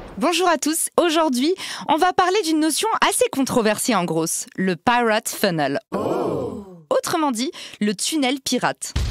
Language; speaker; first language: French; native; French